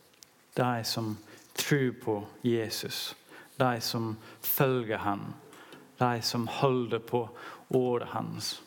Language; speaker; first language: Norwegian; non-native, learner; English